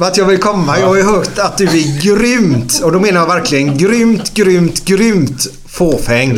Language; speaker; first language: Swedish; native; Swedish